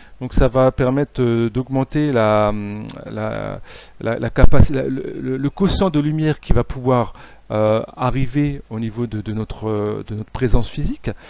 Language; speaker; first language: French; native; French